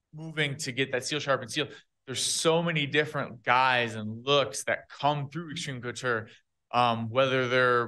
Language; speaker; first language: English; native; English